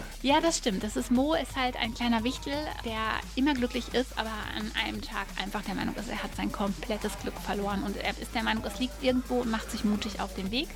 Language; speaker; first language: German; native; German